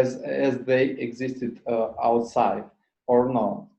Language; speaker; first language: English; non-native, learner; Russian